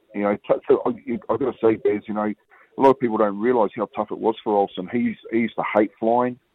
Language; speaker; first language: English; native; English